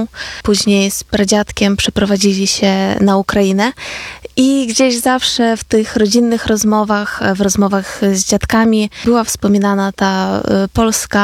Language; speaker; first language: Polish; non-native, fluent; Ukrainian